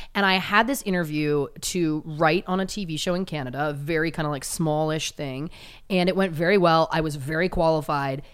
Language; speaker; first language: English; native; English